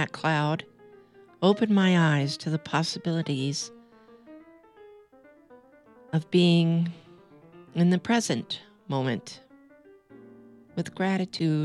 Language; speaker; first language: English; native; English